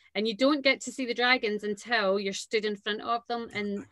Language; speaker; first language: English; native; English